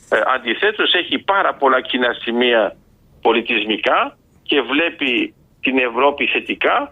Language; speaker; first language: Greek; early bilingual, heritage; Greek